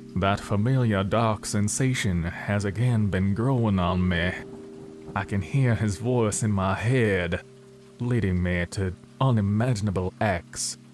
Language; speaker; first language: English; native; English